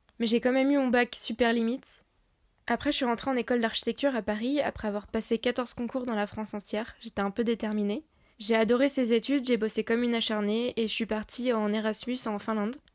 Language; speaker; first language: French; native; French